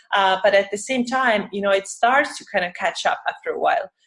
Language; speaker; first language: English; non-native, fluent; Estonian